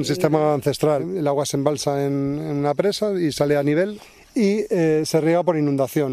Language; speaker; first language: Spanish; native; Spanish